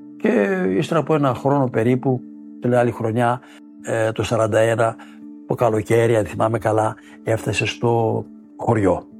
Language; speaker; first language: Greek; native; Greek